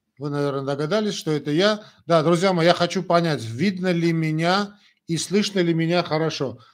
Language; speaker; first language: Russian; non-native, local second language; Armenian